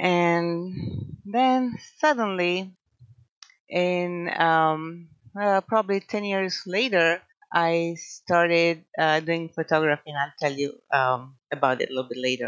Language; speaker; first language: English; non-native, fluent; Croatian